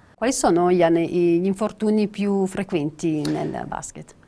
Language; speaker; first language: Italian; native; Italian